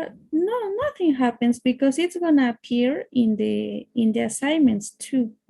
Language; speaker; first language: English; non-native, fluent; Spanish